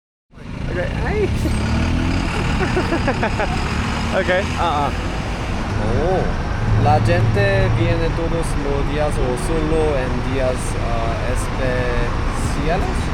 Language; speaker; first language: Spanish; non-native, learner; Korean